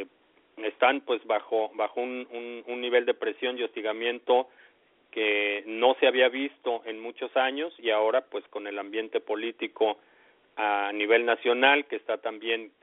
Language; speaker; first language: Spanish; native; Spanish